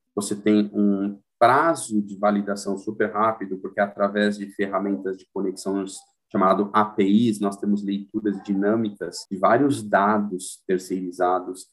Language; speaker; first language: Portuguese; native; Portuguese